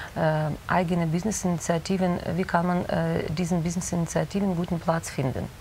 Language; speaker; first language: German; non-native, fluent; Russian